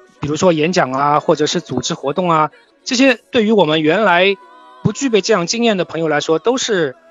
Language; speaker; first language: Chinese; native; Chinese